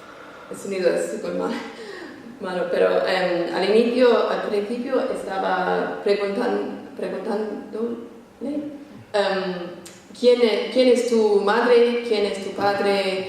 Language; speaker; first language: Spanish; non-native, fluent; English